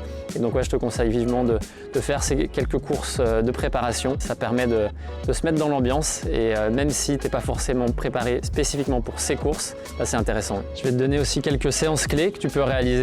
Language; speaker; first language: French; native; French